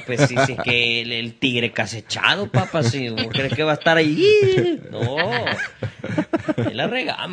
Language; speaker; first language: Spanish; native; Spanish